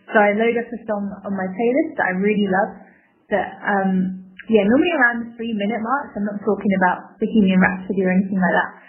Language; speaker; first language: English; native; English